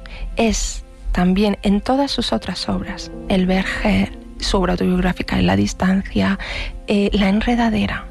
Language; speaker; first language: Spanish; native; Spanish